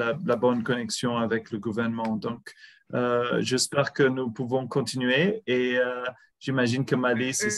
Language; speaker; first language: French; non-native, fluent; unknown